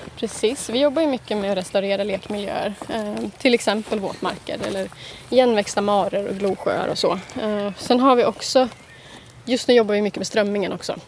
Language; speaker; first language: Swedish; native; Swedish